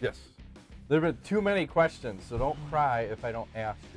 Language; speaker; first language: English; native; English